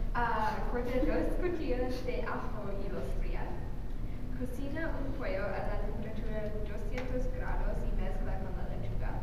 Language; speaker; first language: Spanish; non-native, learner; English